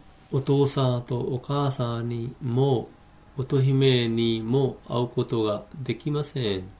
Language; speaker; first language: Japanese; non-native, fluent; Hindi